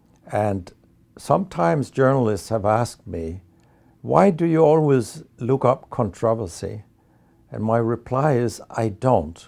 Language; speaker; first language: English; non-native, fluent; Danish